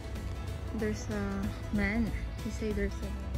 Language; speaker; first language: English; non-native, local second language; Filipino